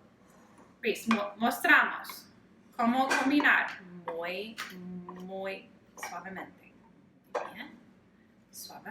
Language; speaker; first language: Spanish; non-native, learner; English